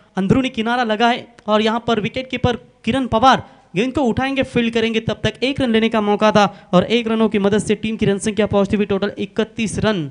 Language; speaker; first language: Hindi; non-native, local second language; Marathi